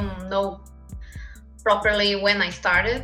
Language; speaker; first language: English; non-native, fluent; Portuguese